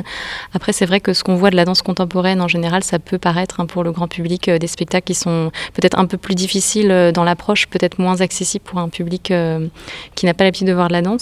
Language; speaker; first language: French; native; French